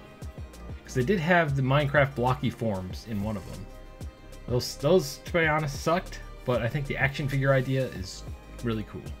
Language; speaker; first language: English; native; English